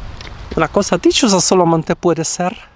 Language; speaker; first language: Spanish; non-native, learner; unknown